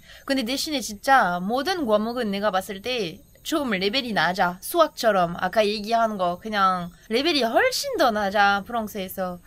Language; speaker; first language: Korean; non-native, fluent; French